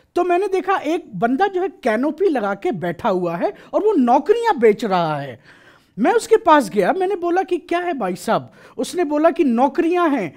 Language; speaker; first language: Hindi; native; Hindi